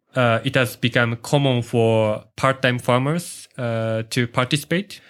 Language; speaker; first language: English; non-native, learner; Japanese